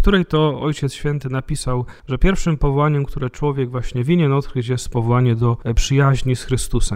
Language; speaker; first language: Polish; native; Polish